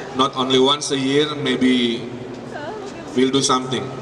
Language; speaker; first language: English; non-native, fluent; Indonesian